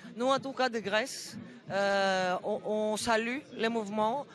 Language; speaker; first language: French; non-native, fluent; Greek